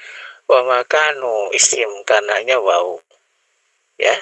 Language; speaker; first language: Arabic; non-native, fluent; Indonesian